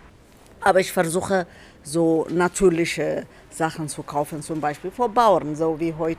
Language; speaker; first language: German; non-native, fluent; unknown